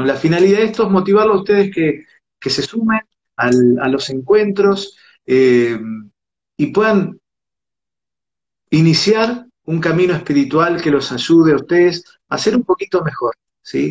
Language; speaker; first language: Spanish; native; Spanish